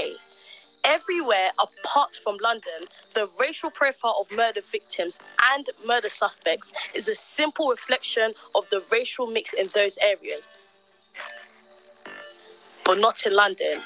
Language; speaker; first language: English; native; English